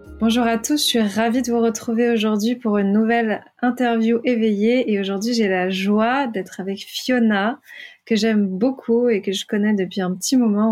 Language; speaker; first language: French; native; French